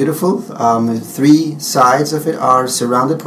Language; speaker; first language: English; non-native, fluent; Turkish